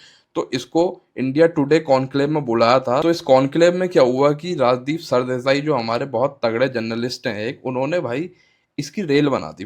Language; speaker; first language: Hindi; native; Hindi